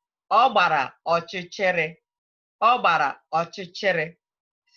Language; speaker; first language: Igbo; native; Igbo